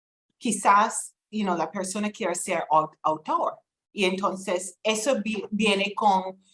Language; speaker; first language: Spanish; non-native, fluent; English